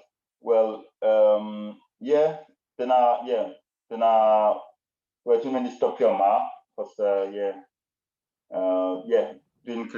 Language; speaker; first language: Welsh; non-native, learner; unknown